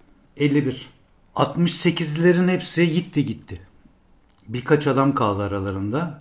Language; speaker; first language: Turkish; native; Turkish